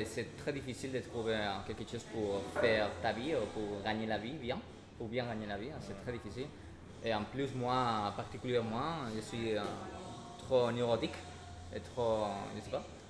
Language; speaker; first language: French; non-native, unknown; Spanish